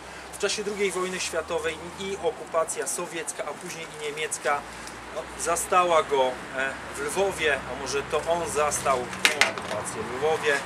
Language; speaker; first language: Polish; native; Polish